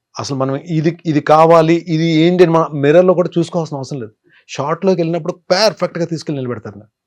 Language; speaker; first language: Telugu; native; Telugu